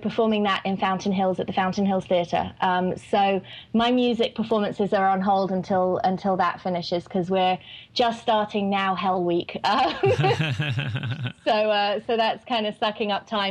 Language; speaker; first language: English; native; English